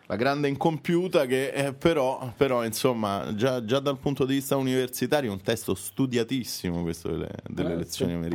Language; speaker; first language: Italian; native; Italian